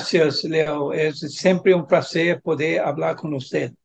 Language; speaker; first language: Spanish; non-native, fluent; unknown